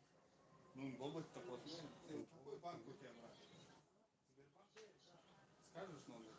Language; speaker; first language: Russian; native; Russian